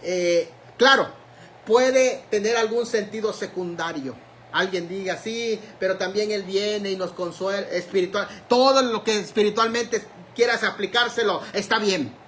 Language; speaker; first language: Spanish; native; Spanish